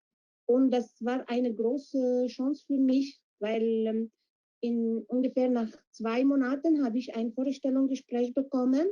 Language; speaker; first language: German; non-native, fluent; Arabic